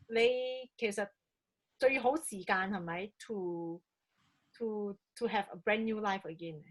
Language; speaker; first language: Chinese; native; Chinese